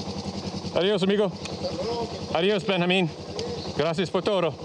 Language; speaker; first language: Spanish; non-native, learner; English